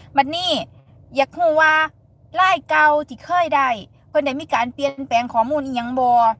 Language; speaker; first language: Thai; native; Thai